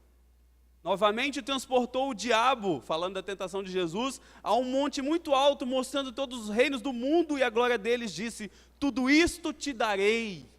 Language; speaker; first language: Portuguese; native; Portuguese